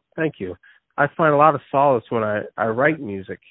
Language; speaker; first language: English; native; English